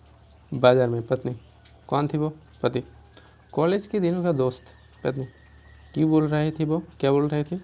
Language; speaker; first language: Hindi; non-native, local second language; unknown